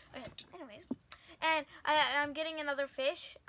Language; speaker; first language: English; native; English